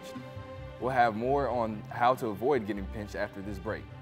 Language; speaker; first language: English; native; English